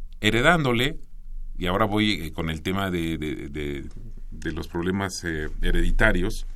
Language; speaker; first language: Spanish; native; Spanish